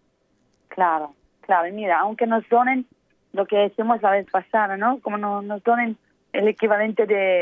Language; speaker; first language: Spanish; native; Spanish